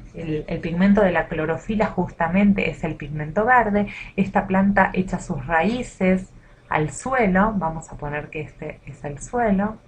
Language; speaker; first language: Spanish; native; Spanish